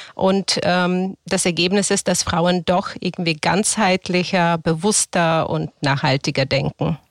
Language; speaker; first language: German; non-native, fluent; Bulgarian